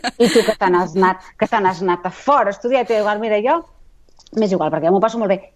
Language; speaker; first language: Catalan; native; Catalan